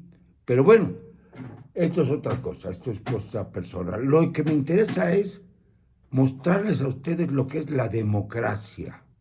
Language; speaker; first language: Spanish; native; Spanish